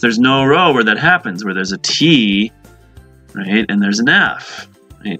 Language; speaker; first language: English; native; English